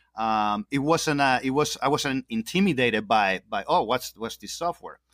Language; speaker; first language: English; non-native, fluent; Spanish